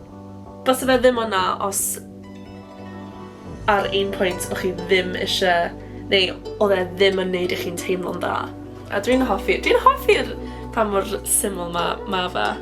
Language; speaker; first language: Welsh; non-native, local second language; English